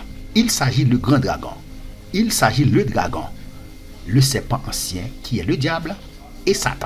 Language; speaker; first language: French; non-native, local second language; Haitian Creole